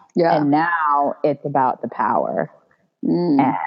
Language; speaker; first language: English; native; English